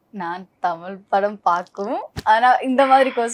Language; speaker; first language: Tamil; non-native, learner; Malayalam